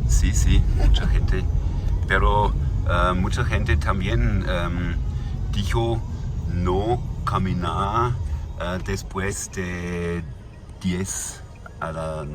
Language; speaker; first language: Spanish; non-native, learner; German